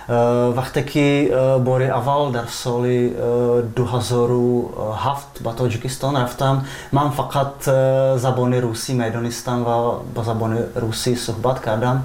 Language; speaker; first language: Persian; non-native, fluent; Czech